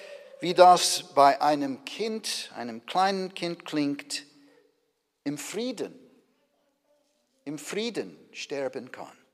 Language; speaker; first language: German; non-native, fluent; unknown